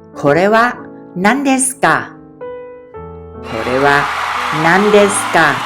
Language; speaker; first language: Japanese; non-native, fluent; Thai